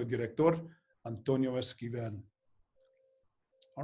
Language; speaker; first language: Spanish; early bilingual, heritage; Spanish